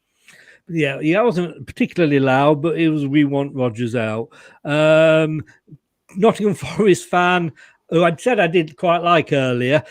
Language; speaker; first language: English; native; English